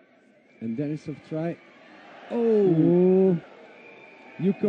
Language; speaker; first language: English; non-native, learner; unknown